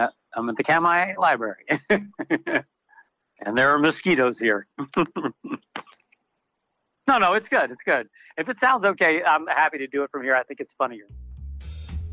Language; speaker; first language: English; native; English